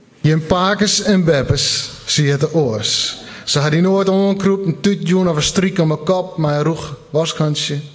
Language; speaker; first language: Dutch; non-native, local second language; Western Frisian